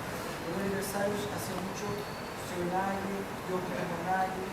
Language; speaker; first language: Spanish; non-native, learner; Portuguese